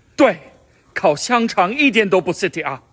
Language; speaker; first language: Chinese; non-native, fluent; English